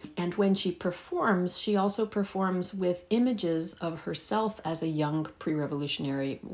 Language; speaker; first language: English; early bilingual, heritage; Persian